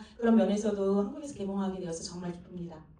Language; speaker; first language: Korean; native; Korean